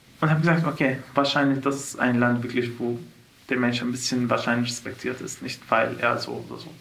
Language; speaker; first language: German; non-native, fluent; Arabic